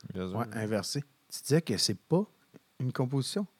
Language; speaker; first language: French; native; French